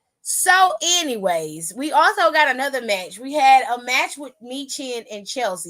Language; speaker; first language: English; native; English